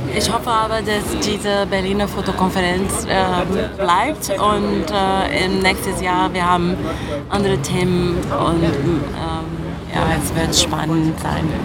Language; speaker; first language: German; non-native, fluent; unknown